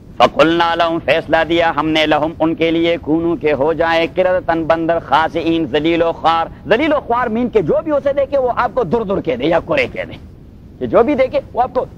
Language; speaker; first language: Urdu; non-native, local second language; Pashto